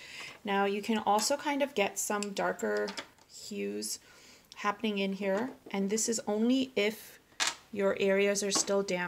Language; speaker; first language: English; native; English